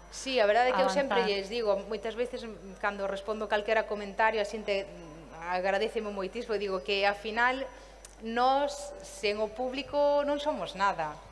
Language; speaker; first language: Galician; native; Galician